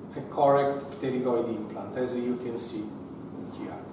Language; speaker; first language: English; non-native, fluent; Italian